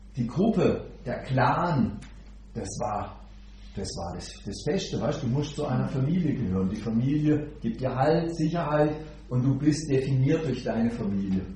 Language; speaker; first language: German; native; German